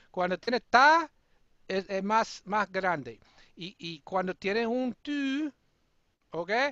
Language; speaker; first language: Spanish; non-native, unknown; English